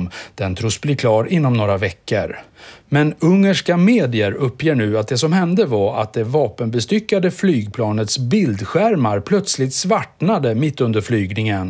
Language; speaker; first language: Swedish; native; Swedish